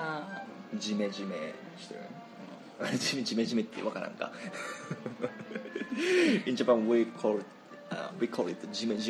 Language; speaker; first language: English; non-native, learner; Japanese